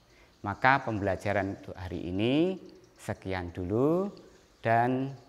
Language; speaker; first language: Indonesian; native; Indonesian